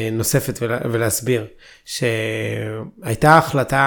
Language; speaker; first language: Hebrew; early bilingual, other home language; Amharic